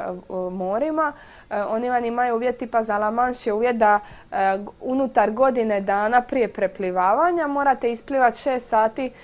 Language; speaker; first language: Croatian; native; Croatian